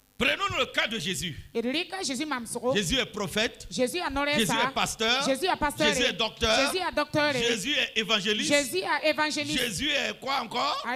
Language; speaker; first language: French; non-native, local second language; Mossi